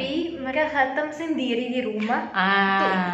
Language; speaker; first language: Indonesian; non-native, fluent; Arabic